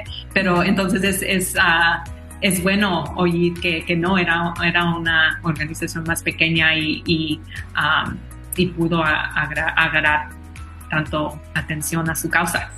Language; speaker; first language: Spanish; early bilingual, heritage; Spanish